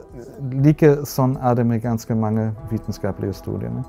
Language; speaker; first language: Norwegian; non-native, fluent; German